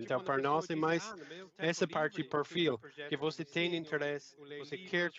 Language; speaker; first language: Portuguese; non-native, fluent; English